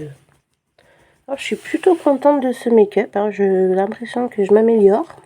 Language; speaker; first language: French; native; French